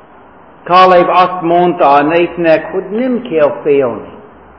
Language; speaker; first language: Hungarian; non-native, fluent; English